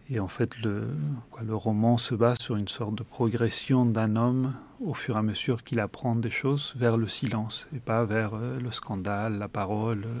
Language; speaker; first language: French; early bilingual, other home language; Spanish